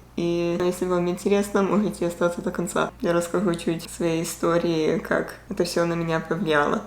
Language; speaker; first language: Russian; early bilingual, heritage; Russian